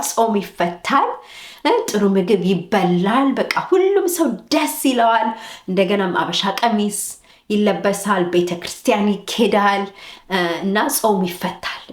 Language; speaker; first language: Amharic; early bilingual, heritage; Amharic